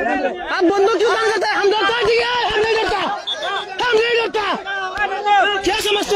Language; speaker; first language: Hindi; non-native, learner; Bangla